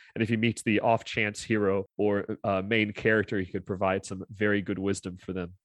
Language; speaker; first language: English; native; English